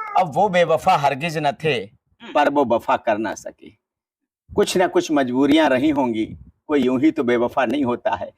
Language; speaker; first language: Hindi; native; Hindi